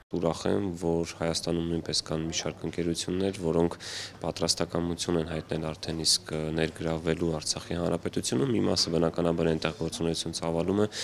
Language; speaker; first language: Armenian; native; Armenian